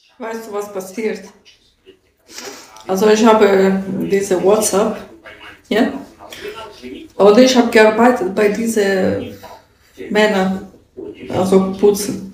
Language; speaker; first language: German; non-native, learner; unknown